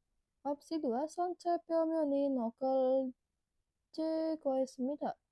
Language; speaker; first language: Korean; non-native, fluent; Indonesian